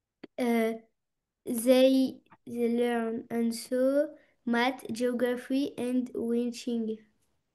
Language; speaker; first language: English; non-native, learner; French